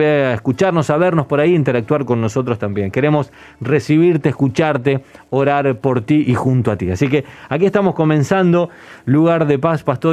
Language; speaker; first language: Spanish; native; Spanish